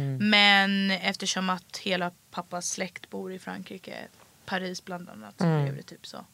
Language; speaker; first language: Swedish; early bilingual, other home language; French